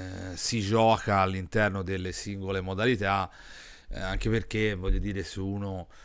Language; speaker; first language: Italian; native; Italian